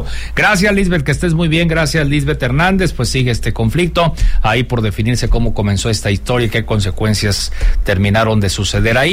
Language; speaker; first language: Spanish; native; Spanish